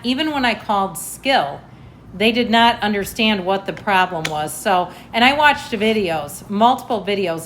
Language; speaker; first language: English; native; English